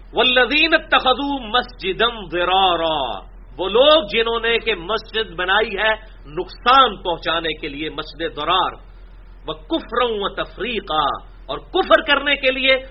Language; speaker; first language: Urdu; non-native, local second language; Punjabi